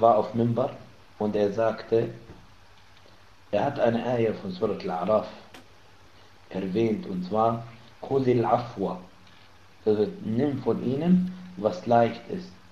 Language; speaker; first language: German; non-native, fluent; Arabic